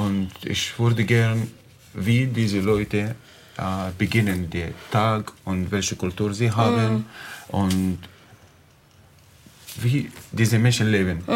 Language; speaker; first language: German; non-native, learner; Arabic